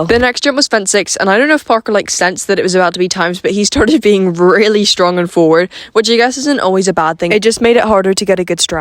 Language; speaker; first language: English; native; English